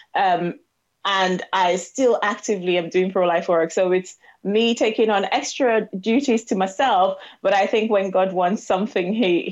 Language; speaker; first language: English; non-native, local second language; Igbo